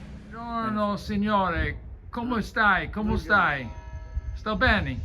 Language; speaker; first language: Italian; non-native, learner; English